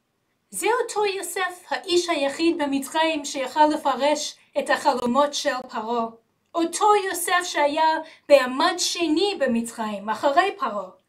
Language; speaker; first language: Hebrew; non-native, learner; English